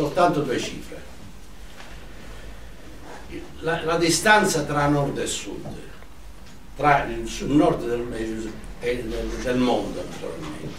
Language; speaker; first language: Italian; native; Italian